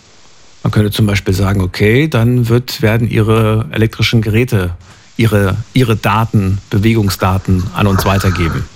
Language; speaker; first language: German; native; German